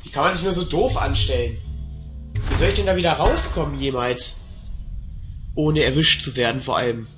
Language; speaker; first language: German; native; German